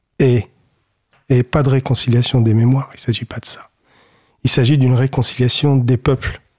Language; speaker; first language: French; early bilingual, other home language; Kabyle